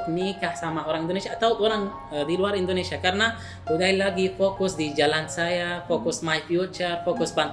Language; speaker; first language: Indonesian; non-native, fluent; Arabic